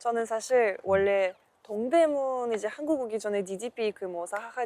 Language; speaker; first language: Korean; non-native, fluent; Russian